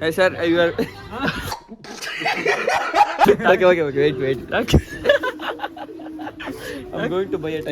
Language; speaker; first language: English; non-native, local second language; Kannada